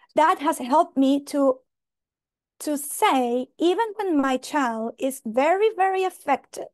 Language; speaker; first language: English; non-native, fluent; Spanish